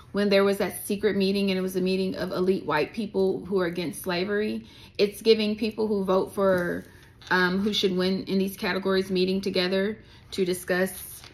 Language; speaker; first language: English; native; English